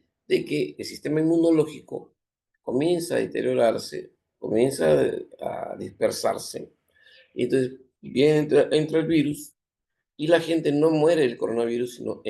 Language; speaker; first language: Spanish; native; Spanish